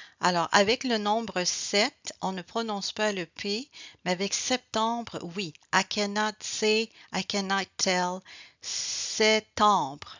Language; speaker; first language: French; native; French